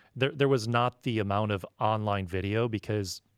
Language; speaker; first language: English; native; English